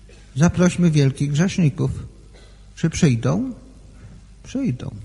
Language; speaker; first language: Polish; native; Polish